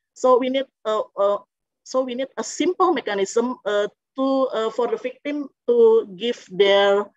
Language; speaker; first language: English; non-native, fluent; Indonesian